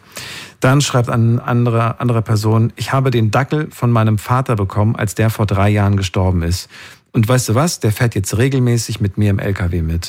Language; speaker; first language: German; native; German